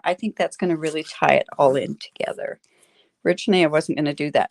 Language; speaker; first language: English; native; English